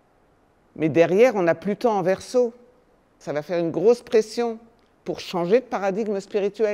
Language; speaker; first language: French; native; French